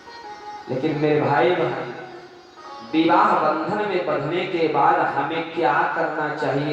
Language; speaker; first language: Hindi; native; Hindi